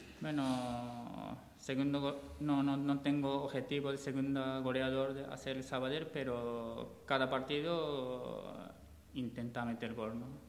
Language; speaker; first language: Spanish; non-native, learner; Japanese